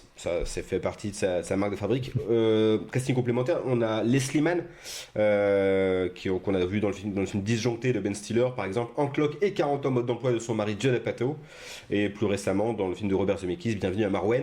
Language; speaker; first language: French; native; French